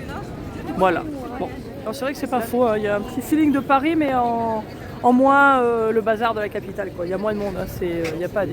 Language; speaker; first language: French; native; French